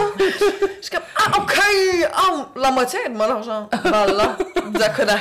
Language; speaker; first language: French; native; French